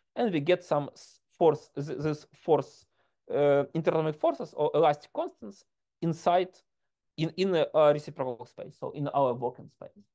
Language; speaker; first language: English; non-native, fluent; Ukrainian